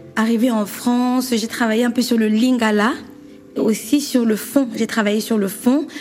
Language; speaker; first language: French; native; French